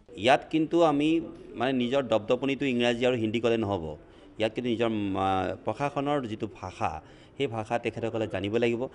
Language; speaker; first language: Assamese; native; Assamese